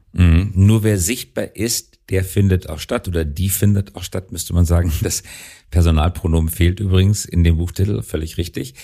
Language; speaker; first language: German; native; German